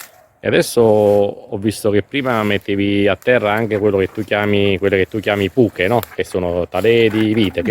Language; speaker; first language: Italian; native; Italian